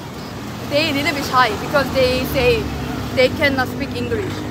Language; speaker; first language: English; non-native, learner; Korean